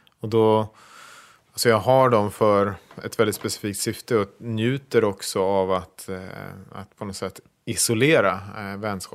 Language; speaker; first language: Swedish; native; Swedish